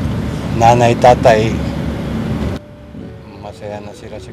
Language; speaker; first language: Filipino; non-native, learner; Japanese